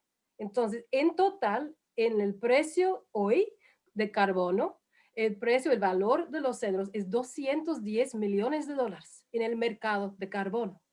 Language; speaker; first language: Spanish; non-native, fluent; English